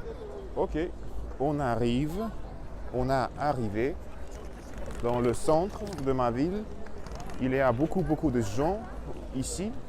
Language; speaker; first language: French; non-native, learner; Russian